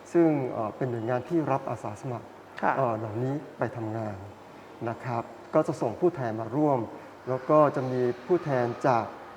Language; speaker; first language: Thai; native; Thai